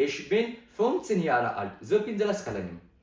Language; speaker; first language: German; non-native, fluent; Pashto